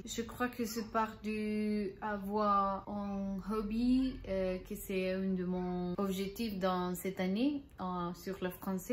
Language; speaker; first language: French; non-native, learner; Spanish